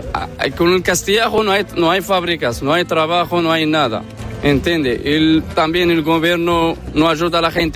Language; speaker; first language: Spanish; non-native, learner; Arabic